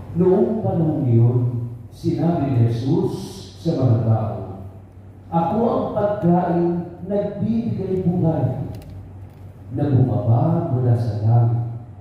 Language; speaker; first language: Filipino; non-native, local second language; Cebuano